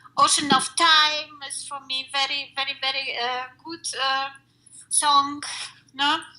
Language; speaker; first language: English; non-native, learner; Russian